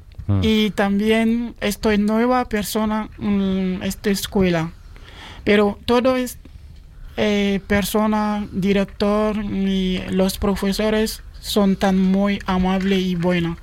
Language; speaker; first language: Spanish; non-native, learner; Bambara